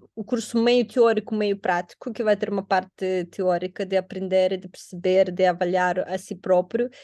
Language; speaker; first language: Portuguese; non-native, fluent; Russian